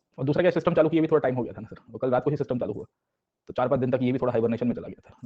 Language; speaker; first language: Hindi; non-native, local second language; Gujarati